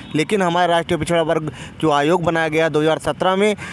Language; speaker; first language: Hindi; native; Hindi